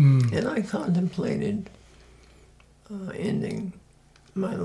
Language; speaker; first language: English; native; English